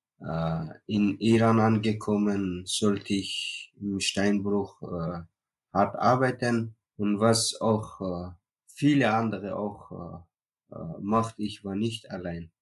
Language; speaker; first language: German; non-native, learner; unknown